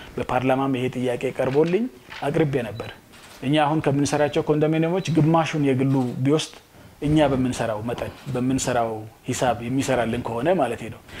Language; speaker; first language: Amharic; non-native, local second language; Wolaytta